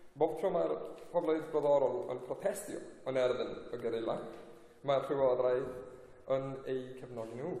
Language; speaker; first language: Welsh; non-native, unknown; Spanish